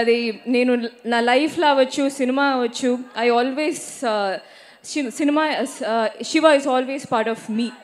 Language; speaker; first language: Telugu; non-native, fluent; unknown